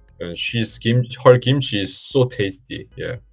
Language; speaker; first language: English; non-native, learner; Korean